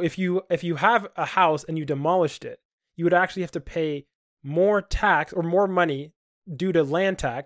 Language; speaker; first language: English; native; English